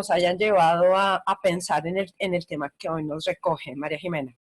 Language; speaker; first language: Spanish; native; Spanish